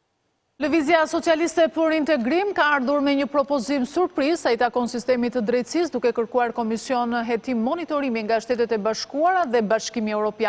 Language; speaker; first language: Albanian; native; Albanian